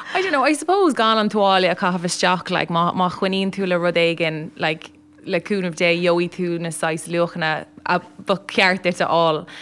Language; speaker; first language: Irish; non-native, local second language; English